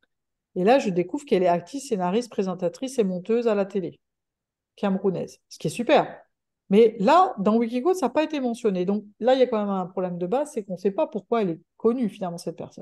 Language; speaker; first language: French; native; French